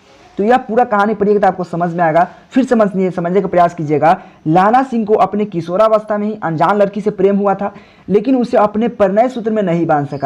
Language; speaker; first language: Hindi; native; Hindi